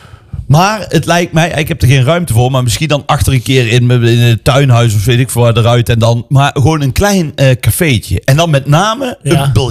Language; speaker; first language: Dutch; native; Dutch